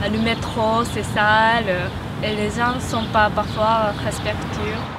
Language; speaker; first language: French; non-native, learner; Japanese